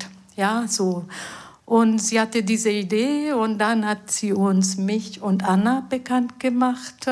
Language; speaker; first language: German; non-native, fluent; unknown